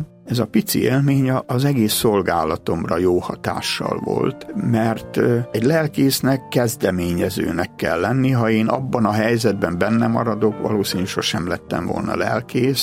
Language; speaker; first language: Hungarian; native; Hungarian